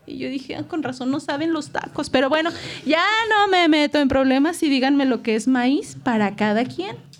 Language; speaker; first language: Spanish; native; Spanish